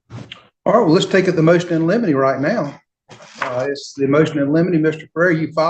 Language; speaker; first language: English; native; English